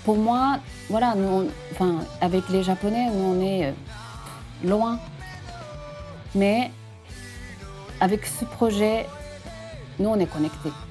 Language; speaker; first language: French; non-native, fluent; Japanese